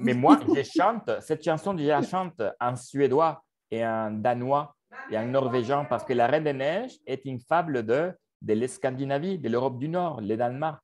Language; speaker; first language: French; non-native, fluent; Spanish